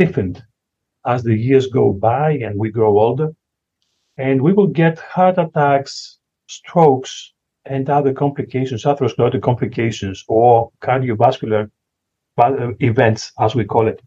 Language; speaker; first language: English; non-native, fluent; Greek